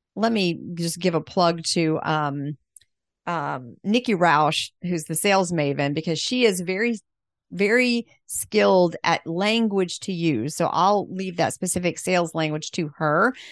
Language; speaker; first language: English; native; English